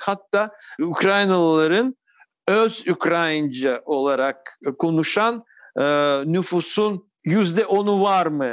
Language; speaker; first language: Turkish; non-native, fluent; Russian